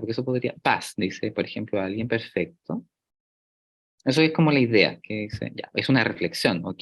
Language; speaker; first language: Spanish; native; Spanish